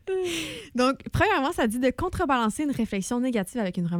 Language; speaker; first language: French; native; French